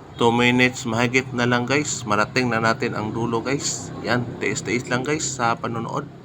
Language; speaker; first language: Filipino; non-native, local second language; Cebuano